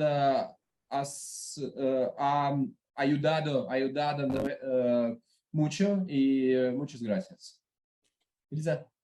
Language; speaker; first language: Spanish; non-native, learner; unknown